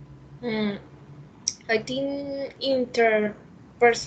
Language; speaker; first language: English; non-native, learner; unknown